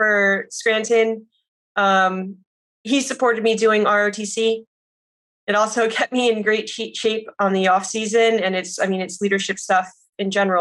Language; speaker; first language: English; native; English